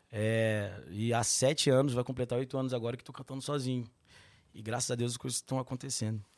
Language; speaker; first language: Portuguese; native; Portuguese